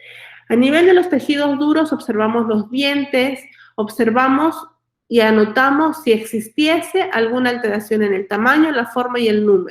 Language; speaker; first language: Spanish; native; Spanish